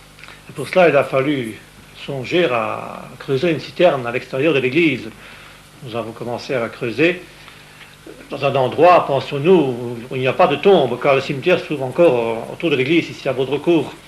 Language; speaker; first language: French; native; French